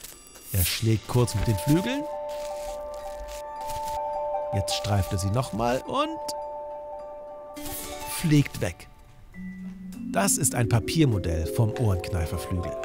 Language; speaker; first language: German; native; German